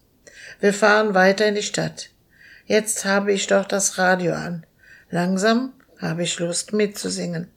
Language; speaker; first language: German; native; German